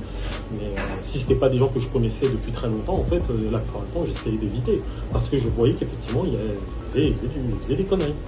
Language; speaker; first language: French; native; French